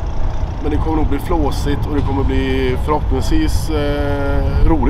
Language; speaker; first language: Swedish; native; Swedish